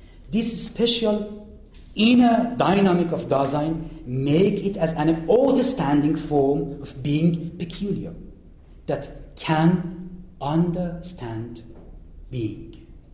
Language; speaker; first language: English; non-native, fluent; Persian